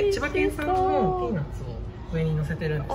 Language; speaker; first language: Japanese; native; Japanese